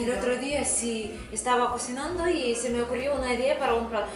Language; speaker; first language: Spanish; non-native, fluent; Russian